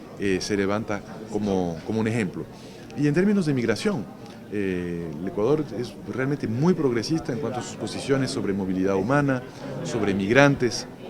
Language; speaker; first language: Spanish; native; Spanish